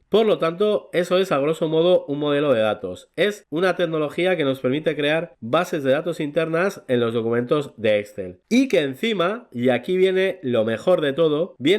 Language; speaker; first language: Spanish; native; Spanish